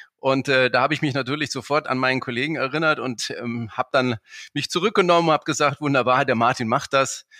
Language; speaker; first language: German; native; German